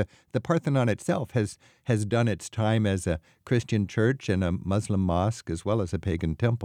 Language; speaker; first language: English; native; English